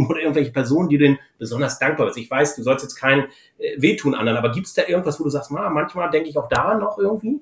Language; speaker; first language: German; native; German